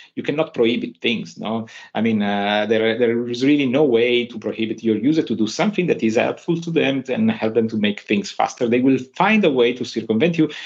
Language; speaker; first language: English; non-native, fluent; Italian